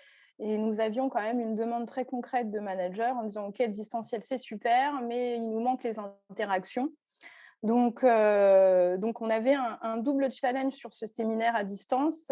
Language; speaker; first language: French; native; French